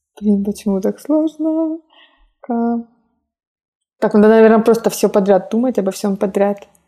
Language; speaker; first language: Russian; native; Russian